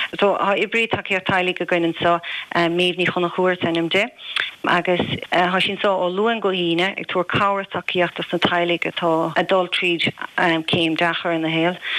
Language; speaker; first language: Irish; native; Irish